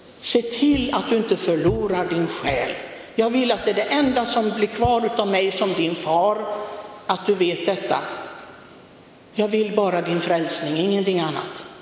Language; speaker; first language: Swedish; non-native, fluent; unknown